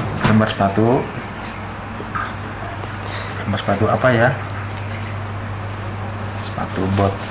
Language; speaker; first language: Indonesian; native; Indonesian